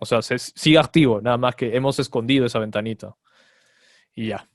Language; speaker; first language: Spanish; native; Spanish